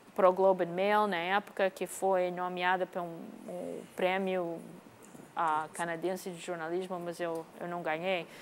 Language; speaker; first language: Portuguese; non-native, fluent; English